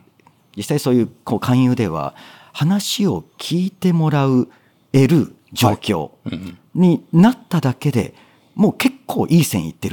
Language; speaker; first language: Japanese; native; Japanese